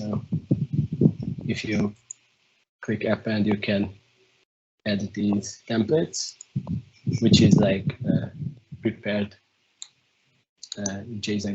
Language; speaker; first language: English; non-native, fluent; Hungarian